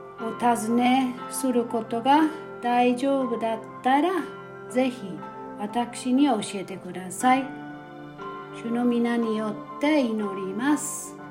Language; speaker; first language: Japanese; non-native, fluent; German